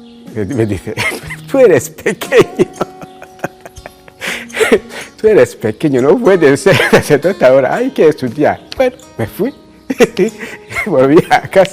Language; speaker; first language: Spanish; non-native, local second language; Kinyarwanda